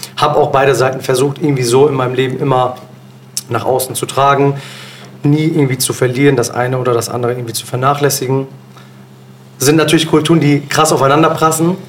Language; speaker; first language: German; early bilingual, other home language; Turkish